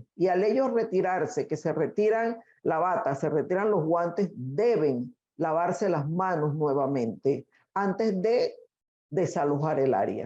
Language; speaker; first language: Spanish; native; Spanish